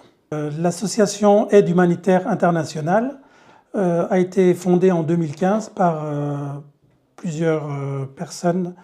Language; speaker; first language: French; early bilingual, other home language; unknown